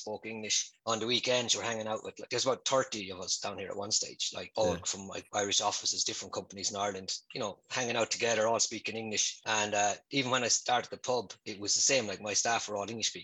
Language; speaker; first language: English; native; English